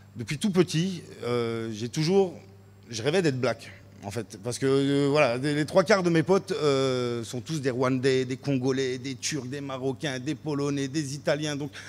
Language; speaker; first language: French; native; French